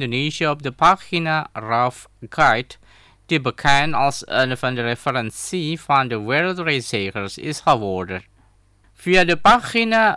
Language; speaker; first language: Dutch; non-native, fluent; Indonesian